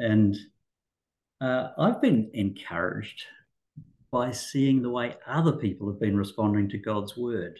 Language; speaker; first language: English; native; English